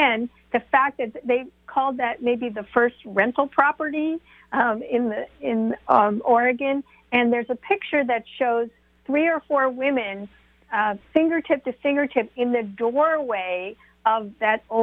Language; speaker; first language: English; native; English